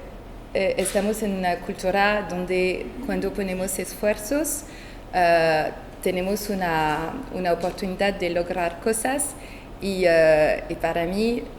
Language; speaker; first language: Spanish; non-native, fluent; French